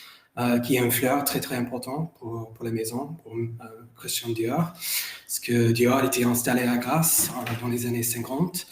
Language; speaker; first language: French; non-native, fluent; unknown